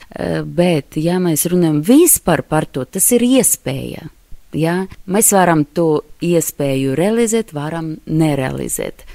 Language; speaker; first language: Latvian; non-native, local second language; Russian